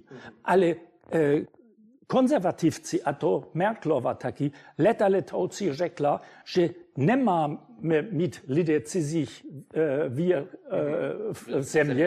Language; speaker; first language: Czech; non-native, fluent; German